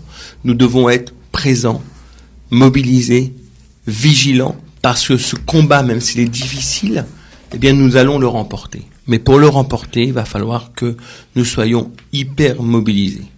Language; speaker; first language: French; native; French